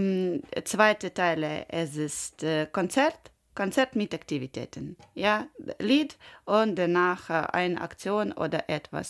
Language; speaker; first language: German; non-native, learner; Ukrainian